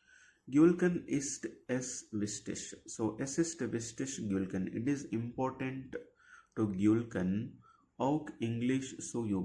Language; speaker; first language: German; non-native, fluent; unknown